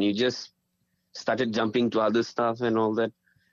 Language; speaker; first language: English; non-native, local second language; Tamil